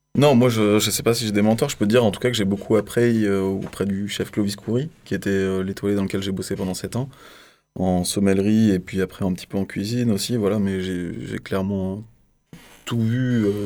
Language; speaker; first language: French; native; French